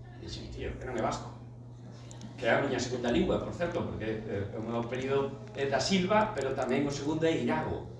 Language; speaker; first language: Galician; non-native, local second language; Spanish